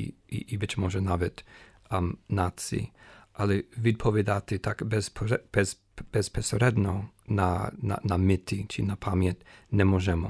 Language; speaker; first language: Ukrainian; non-native, fluent; English